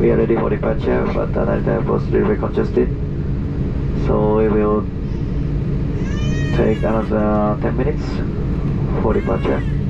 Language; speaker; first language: English; non-native, learner; Japanese